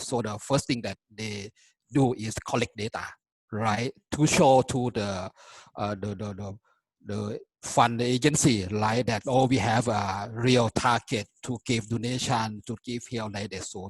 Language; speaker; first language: English; non-native, fluent; Thai